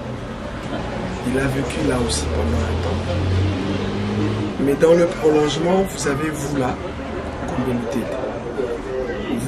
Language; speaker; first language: French; non-native, local second language; Kongo